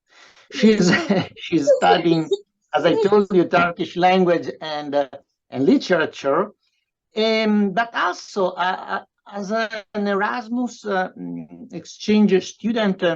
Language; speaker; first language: English; non-native, fluent; Italian